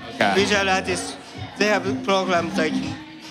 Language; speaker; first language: English; non-native, learner; Japanese